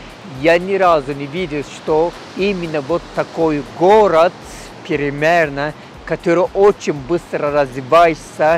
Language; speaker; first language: Russian; non-native, learner; Turkish